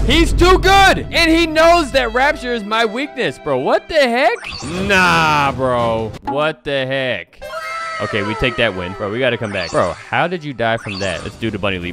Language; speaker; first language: English; native; English